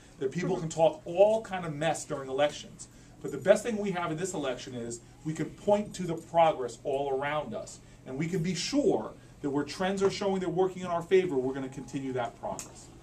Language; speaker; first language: English; native; English